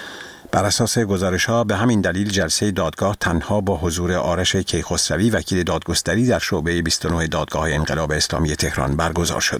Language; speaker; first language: Persian; native; Persian